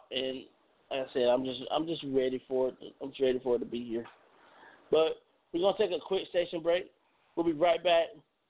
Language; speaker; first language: English; native; English